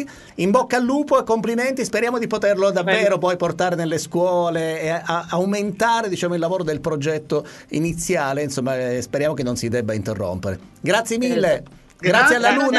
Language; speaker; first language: Italian; native; Italian